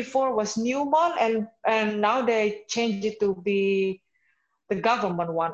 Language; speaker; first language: English; non-native, fluent; Indonesian